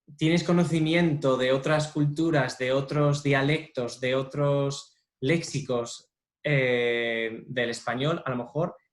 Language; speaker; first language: Spanish; non-native, fluent; English